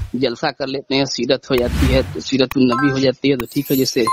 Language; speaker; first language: Hindi; native; Hindi